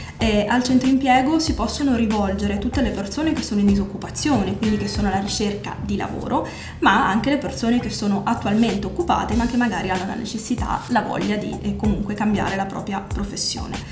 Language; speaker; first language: Italian; native; Italian